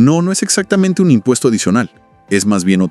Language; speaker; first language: Spanish; native; Spanish